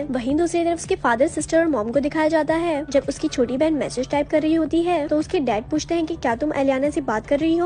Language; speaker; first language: Hindi; native; Hindi